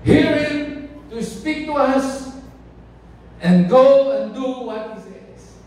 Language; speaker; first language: English; non-native, local second language; Filipino